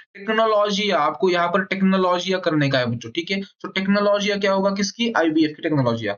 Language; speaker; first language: Hindi; non-native, local second language; Marathi